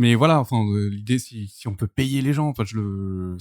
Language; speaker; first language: French; native; French